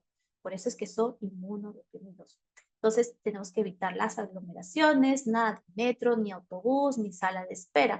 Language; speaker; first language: Spanish; native; Spanish